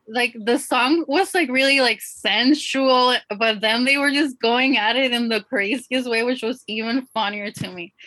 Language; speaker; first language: English; non-native, local second language; Spanish